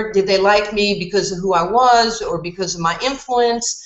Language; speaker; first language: English; native; English